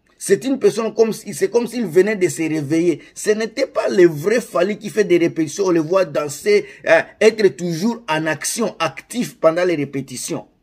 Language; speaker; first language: French; non-native, local second language; Lingala